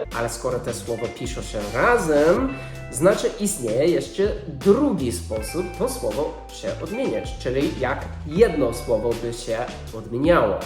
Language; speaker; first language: Polish; non-native, fluent; English